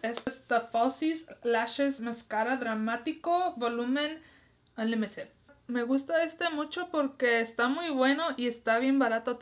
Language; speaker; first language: Spanish; early bilingual, heritage; Spanish